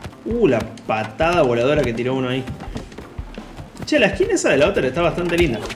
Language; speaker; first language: Spanish; native; Spanish